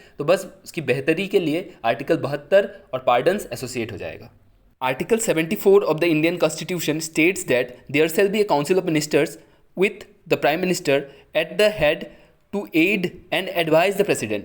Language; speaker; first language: Hindi; native; Hindi